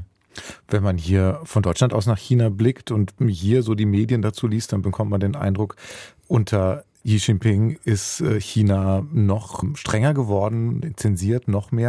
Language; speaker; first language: German; native; German